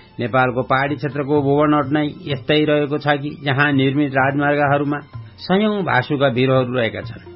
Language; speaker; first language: Nepali; native; Nepali